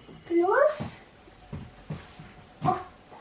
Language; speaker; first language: Swedish; early bilingual, other home language; Tigrinya